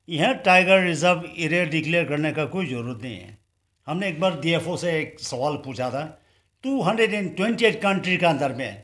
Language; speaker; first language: Hindi; non-native, local second language; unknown